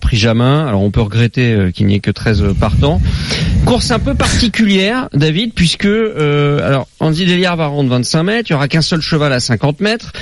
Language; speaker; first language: French; native; French